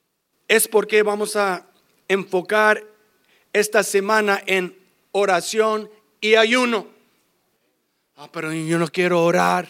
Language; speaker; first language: Spanish; early bilingual, heritage; English